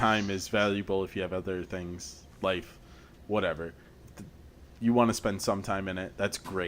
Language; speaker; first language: English; native; English